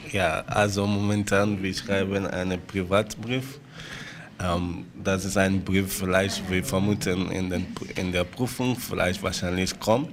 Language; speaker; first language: German; non-native, learner; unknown